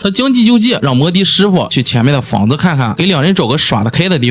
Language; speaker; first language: Chinese; native; Chinese